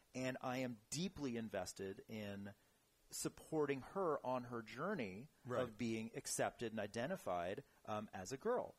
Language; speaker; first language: English; native; English